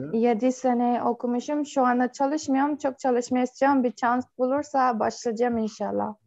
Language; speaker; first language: Turkish; non-native, learner; Urdu